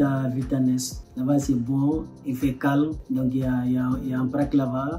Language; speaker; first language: French; non-native, local second language; Soninke